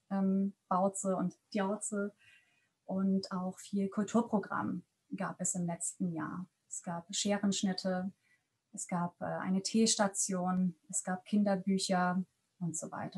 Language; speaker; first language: German; native; German